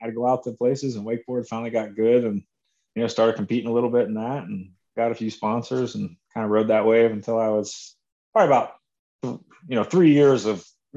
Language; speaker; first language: English; native; English